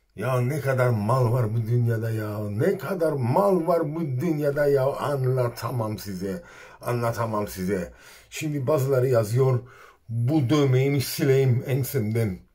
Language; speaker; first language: Turkish; native; Turkish